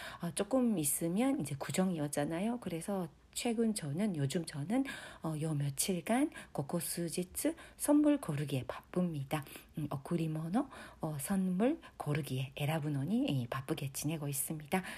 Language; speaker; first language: Korean; non-native, fluent; Japanese